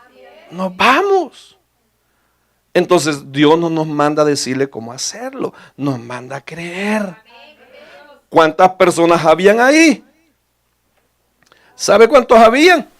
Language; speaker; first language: Spanish; native; Spanish